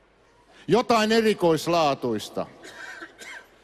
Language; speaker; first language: Finnish; native; Finnish